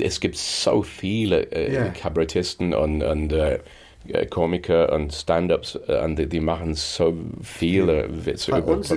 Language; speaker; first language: German; non-native, fluent; English